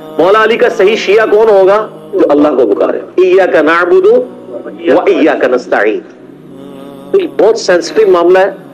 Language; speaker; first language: Urdu; non-native, local second language; Punjabi